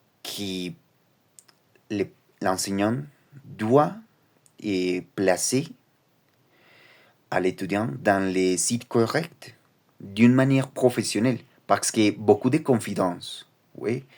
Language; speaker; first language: French; non-native, learner; Spanish